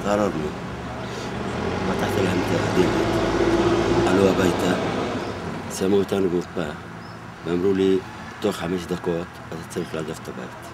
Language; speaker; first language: Hebrew; non-native, local second language; Arabic